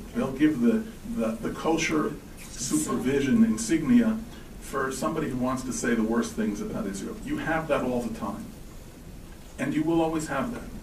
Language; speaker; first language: English; native; English